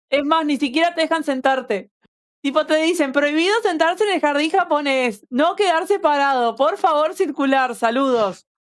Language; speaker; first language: Spanish; native; Spanish